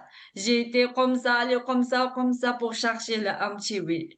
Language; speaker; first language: French; non-native, learner; Tibetan